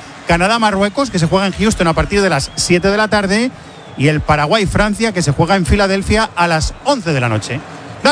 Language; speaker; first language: Spanish; native; Spanish